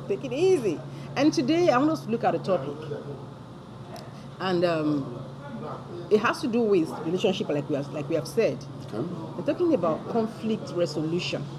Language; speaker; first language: English; non-native, local second language; Yoruba